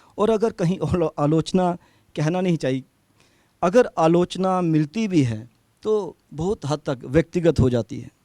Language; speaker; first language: Hindi; non-native, local second language; Dogri